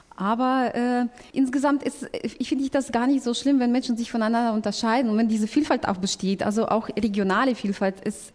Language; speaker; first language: German; non-native, fluent; Russian